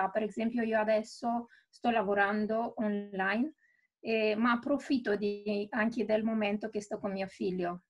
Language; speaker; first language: Italian; non-native, fluent; Romanian